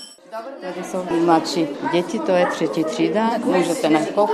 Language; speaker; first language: Czech; non-native, fluent; Bulgarian